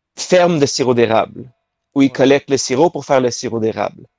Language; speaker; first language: French; native; French